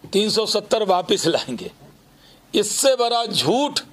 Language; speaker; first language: Hindi; native; Hindi